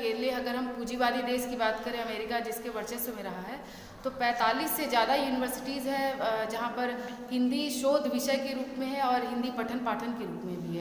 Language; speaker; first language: Hindi; native; Hindi